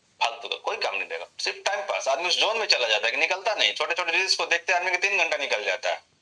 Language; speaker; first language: Hindi; native; Hindi